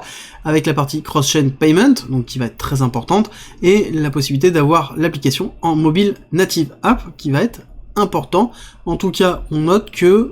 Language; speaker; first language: French; native; French